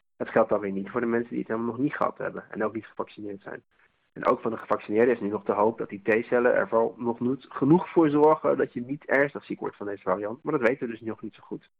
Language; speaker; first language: Dutch; native; Dutch